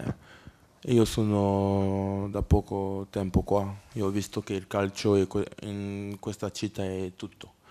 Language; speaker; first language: Italian; non-native, learner; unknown